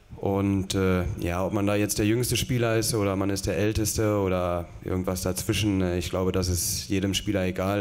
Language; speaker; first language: German; native; German